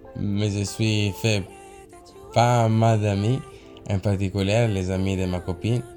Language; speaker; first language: French; non-native, learner; Italian